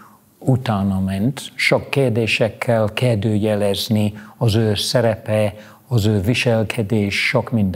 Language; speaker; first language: Hungarian; non-native, fluent; English